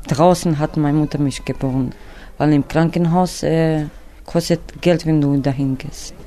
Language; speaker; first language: German; non-native, learner; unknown